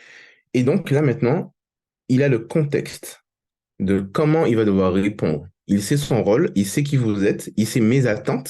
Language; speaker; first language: French; native; French